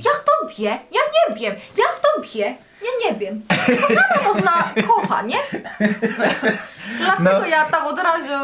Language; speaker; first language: Polish; non-native, learner; Korean